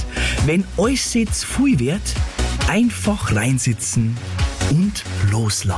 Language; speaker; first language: German; native; German